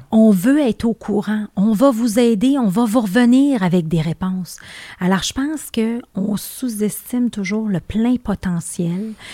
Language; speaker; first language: French; native; French